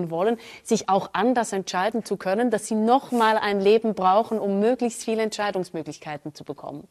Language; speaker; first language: German; native; German